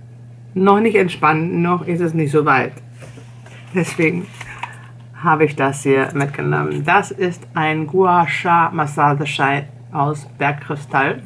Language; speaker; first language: German; native; German